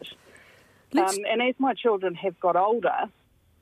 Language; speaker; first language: English; native; English